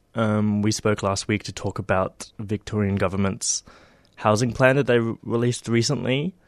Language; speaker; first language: English; native; English